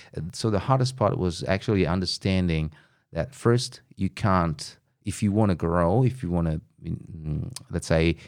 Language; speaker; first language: English; non-native, fluent; Italian